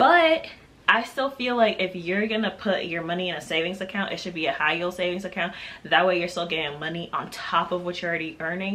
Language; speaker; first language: English; native; English